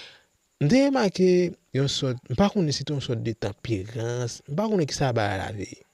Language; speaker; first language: French; non-native, local second language; Haitian Creole